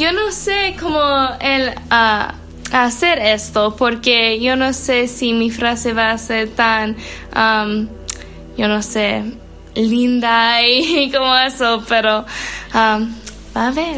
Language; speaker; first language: Spanish; non-native, learner; English